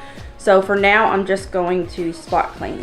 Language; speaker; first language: English; native; English